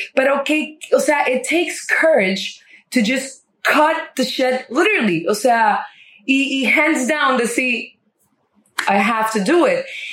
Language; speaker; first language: English; non-native, fluent; Spanish